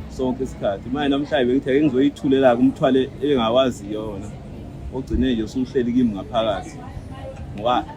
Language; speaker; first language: Zulu; native; Zulu